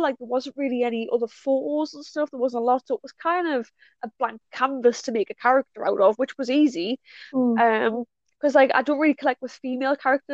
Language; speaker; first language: English; native; English